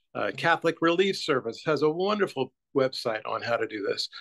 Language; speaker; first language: English; native; English